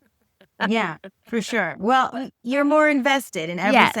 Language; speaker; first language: English; native; English